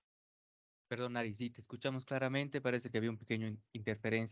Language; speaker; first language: Spanish; native; Spanish